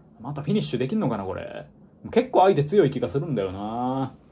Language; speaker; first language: Japanese; native; Japanese